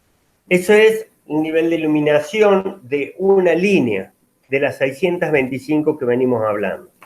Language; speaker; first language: Spanish; native; Spanish